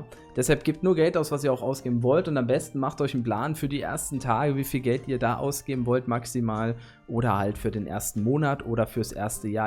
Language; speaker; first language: German; native; German